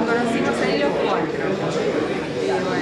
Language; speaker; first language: Spanish; native; Spanish